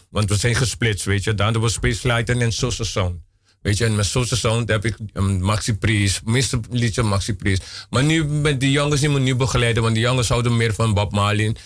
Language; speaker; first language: Dutch; non-native, local second language; Papiamento